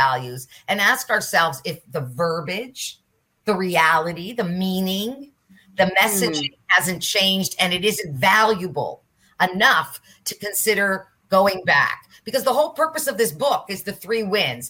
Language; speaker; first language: English; native; English